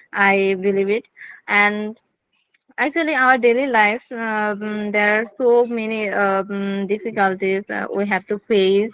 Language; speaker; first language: English; non-native, learner; Bangla